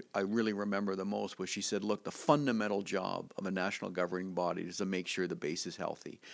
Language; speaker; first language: English; native; English